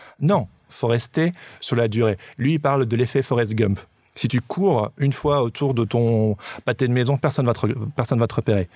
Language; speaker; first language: French; native; French